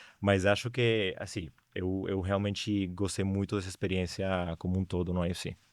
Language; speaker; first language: Portuguese; non-native, fluent; Spanish